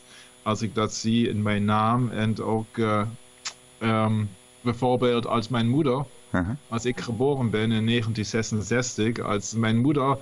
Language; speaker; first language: Dutch; non-native, learner; German